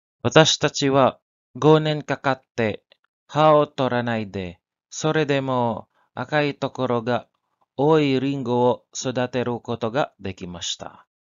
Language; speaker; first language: Japanese; non-native, learner; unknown